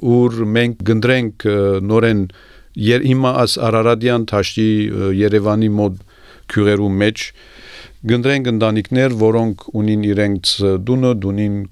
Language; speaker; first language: Armenian; early bilingual, heritage; Armenian